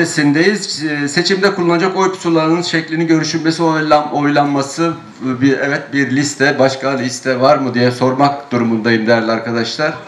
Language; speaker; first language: Turkish; native; Turkish